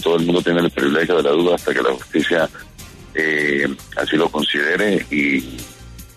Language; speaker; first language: Spanish; native; Spanish